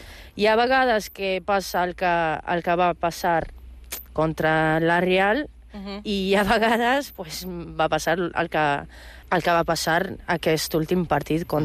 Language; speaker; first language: Catalan; non-native, fluent; Portuguese